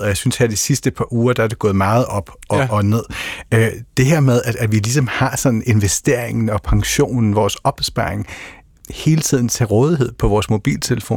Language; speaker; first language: Danish; native; Danish